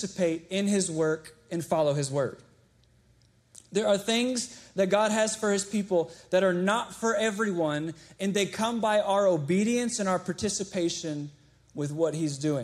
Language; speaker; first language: English; native; English